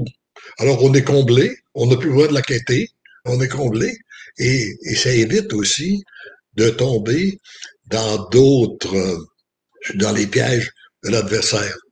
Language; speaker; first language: French; native; French